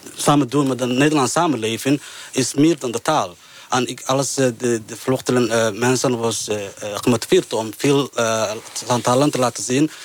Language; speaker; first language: Dutch; non-native, fluent; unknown